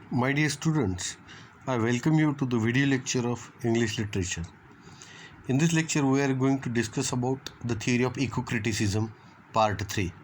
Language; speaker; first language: English; non-native, local second language; Marathi